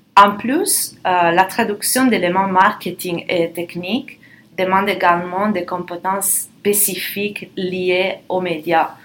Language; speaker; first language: French; non-native, fluent; Italian